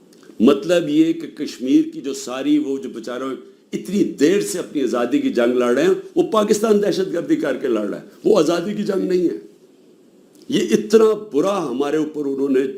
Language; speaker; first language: Urdu; native; Urdu